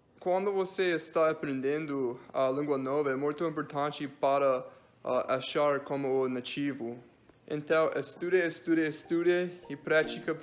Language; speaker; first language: Portuguese; non-native, learner; English